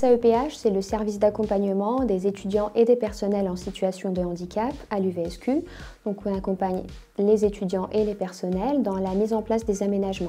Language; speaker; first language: French; native; French